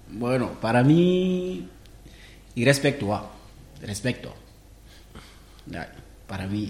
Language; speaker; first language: Spanish; non-native, learner; Wolof